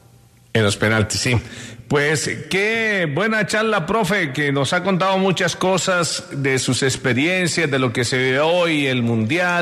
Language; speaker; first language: Spanish; native; Spanish